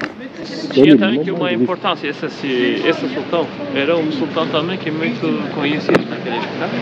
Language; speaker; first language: Portuguese; non-native, fluent; Turkish